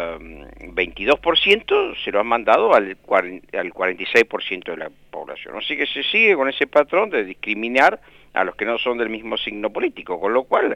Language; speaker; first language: Spanish; native; Spanish